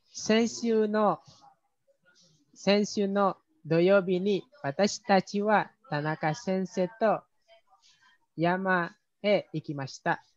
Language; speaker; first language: Japanese; non-native, learner; Indonesian